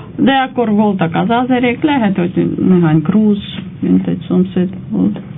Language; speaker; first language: Hungarian; non-native, fluent; Armenian